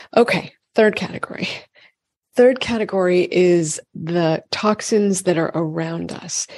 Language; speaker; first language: English; native; English